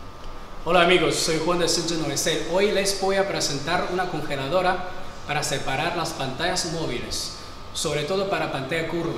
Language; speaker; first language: Spanish; non-native, fluent; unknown